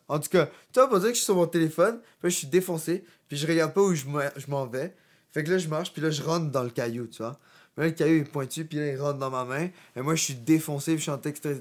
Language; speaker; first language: French; native; French